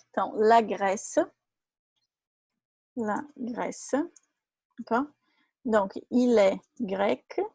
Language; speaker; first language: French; non-native, fluent; Portuguese